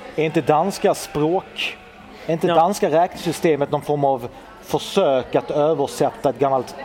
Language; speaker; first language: Swedish; early bilingual, other home language; Italian